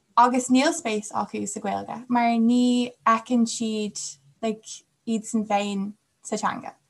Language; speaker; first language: Irish; non-native, local second language; English